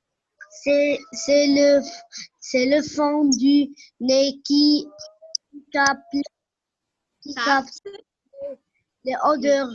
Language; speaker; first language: French; non-native, learner; Arabic